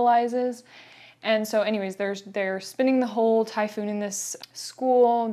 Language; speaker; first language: English; native; English